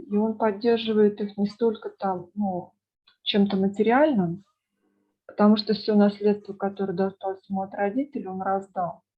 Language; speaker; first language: Russian; native; Russian